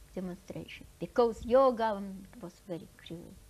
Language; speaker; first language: English; non-native, fluent; Russian